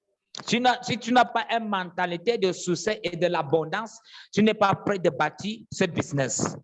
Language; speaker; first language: French; non-native, fluent; English